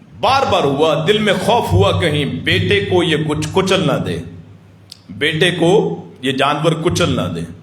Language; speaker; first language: Urdu; non-native, local second language; Punjabi